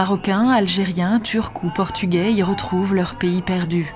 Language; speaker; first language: French; native; French